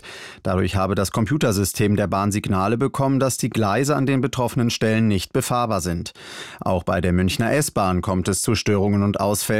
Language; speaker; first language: German; native; German